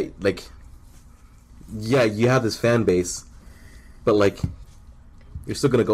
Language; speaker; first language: English; early bilingual, other home language; Spanish